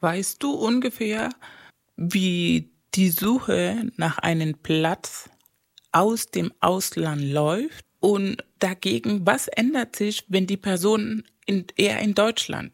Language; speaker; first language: German; non-native, fluent; Spanish